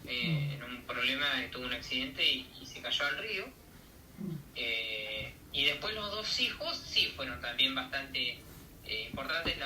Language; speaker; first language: Spanish; native; Spanish